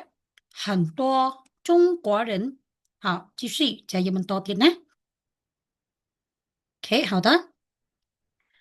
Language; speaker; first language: Chinese; non-native, fluent; Khmer